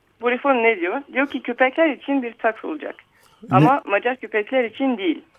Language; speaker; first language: Turkish; early bilingual, heritage; Turkish